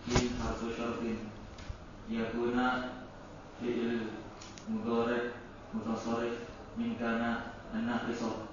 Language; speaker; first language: Arabic; non-native, learner; Indonesian